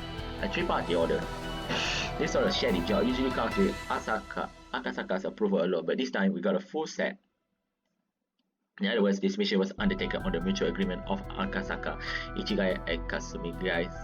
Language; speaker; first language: English; non-native, local second language; Malay